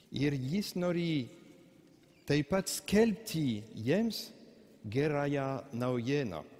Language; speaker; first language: Lithuanian; non-native, fluent; French